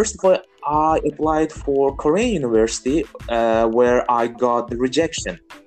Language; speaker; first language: English; non-native, fluent; Uzbek